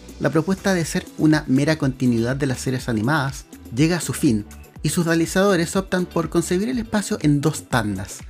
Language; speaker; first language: Spanish; native; Spanish